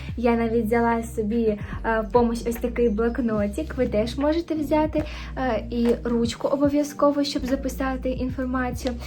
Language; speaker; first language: Ukrainian; non-native, local second language; Russian